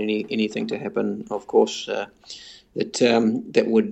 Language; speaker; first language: English; native; English